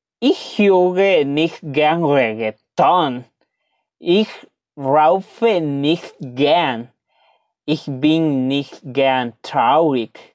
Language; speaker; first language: German; non-native, learner; Spanish